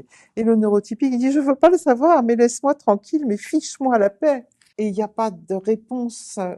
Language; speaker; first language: French; native; French